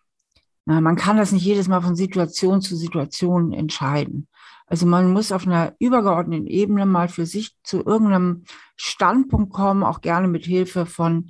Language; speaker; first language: German; native; German